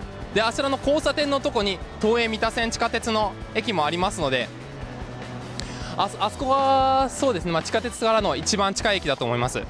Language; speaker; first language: Japanese; early bilingual, heritage; Japanese